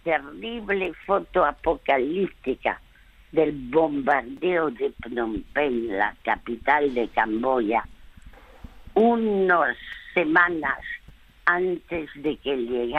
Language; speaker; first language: Spanish; early bilingual, other home language; French